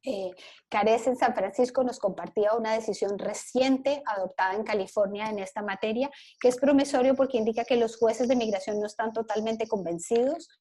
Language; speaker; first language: Spanish; native; Spanish